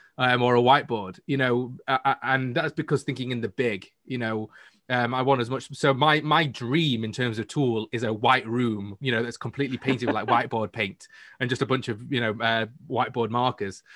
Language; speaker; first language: English; native; English